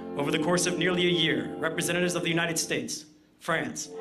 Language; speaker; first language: English; native; English